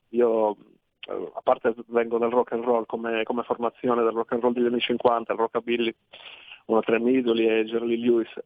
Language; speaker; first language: Italian; native; Italian